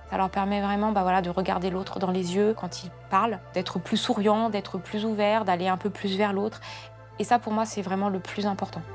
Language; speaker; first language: French; native; French